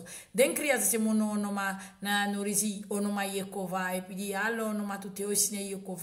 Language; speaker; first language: Greek; non-native, learner; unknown